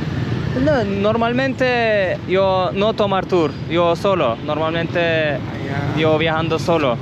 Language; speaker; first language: Spanish; non-native, learner; Turkish